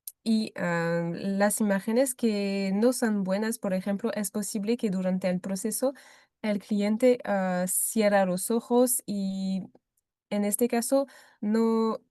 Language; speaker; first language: Spanish; non-native, fluent; French